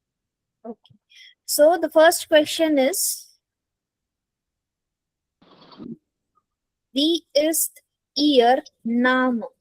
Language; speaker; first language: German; non-native, fluent; Hindi